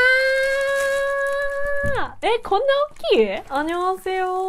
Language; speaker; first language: Korean; non-native, learner; Japanese